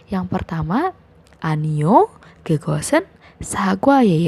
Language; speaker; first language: Korean; non-native, fluent; Indonesian